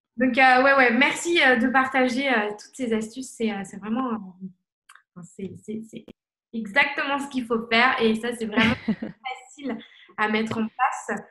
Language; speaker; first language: French; native; French